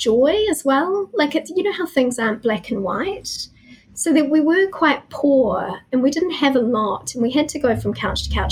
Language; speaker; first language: English; native; English